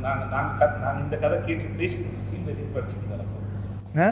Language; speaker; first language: Tamil; native; Tamil